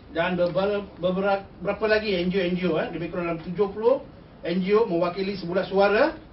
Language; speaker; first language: Malay; non-native, local second language; Tamil